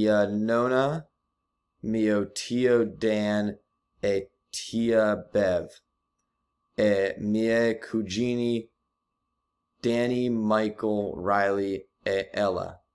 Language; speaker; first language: Italian; non-native, learner; English